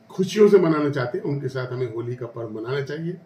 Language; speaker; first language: Hindi; native; Hindi